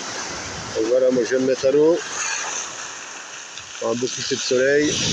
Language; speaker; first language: French; native; French